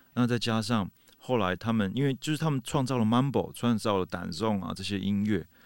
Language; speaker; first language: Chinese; native; Chinese